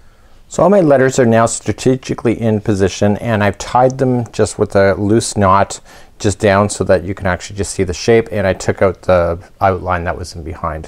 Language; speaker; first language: English; native; English